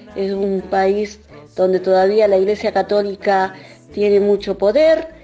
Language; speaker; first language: Spanish; native; Spanish